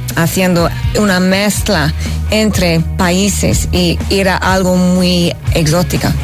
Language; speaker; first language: Spanish; non-native, fluent; English